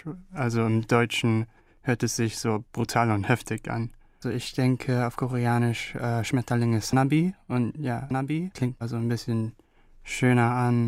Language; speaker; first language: German; early bilingual, other home language; Korean